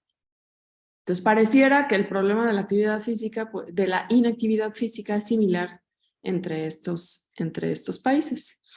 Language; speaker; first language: Spanish; native; Spanish